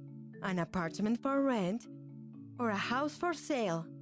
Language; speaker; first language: English; non-native, fluent; Spanish